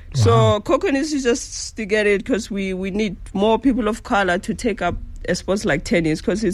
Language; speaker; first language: English; non-native, local second language; Northern Sotho